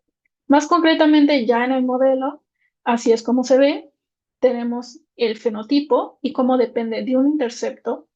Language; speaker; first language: Spanish; native; Spanish